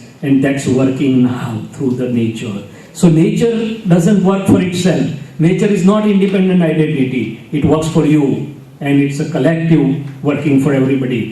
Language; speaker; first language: English; non-native, local second language; Gujarati